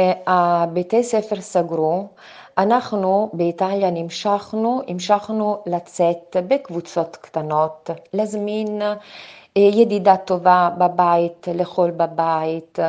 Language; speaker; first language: Hebrew; non-native, fluent; Italian